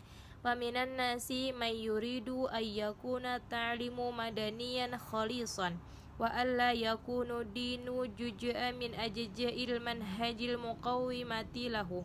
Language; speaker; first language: Arabic; non-native, learner; Indonesian